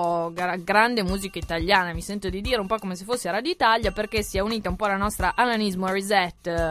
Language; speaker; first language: Italian; native; Italian